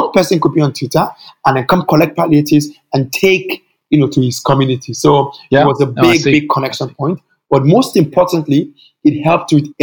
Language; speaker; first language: English; non-native, local second language; Yoruba